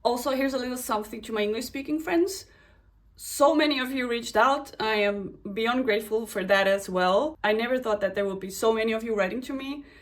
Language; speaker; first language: English; non-native, fluent; Estonian